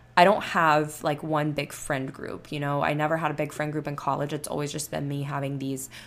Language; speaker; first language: English; native; English